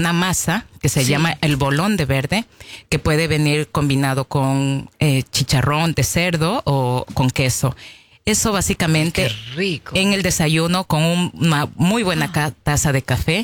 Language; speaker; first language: Spanish; native; Spanish